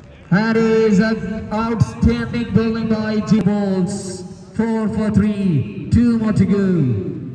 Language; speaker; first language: English; non-native, local second language; Malayalam